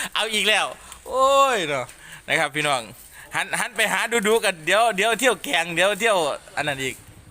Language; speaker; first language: Thai; native; Thai